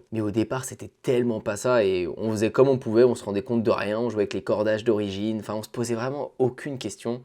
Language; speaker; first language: French; native; French